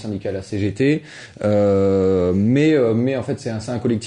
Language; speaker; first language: French; native; French